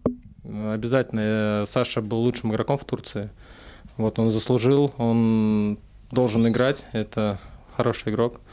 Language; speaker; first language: Russian; native; Russian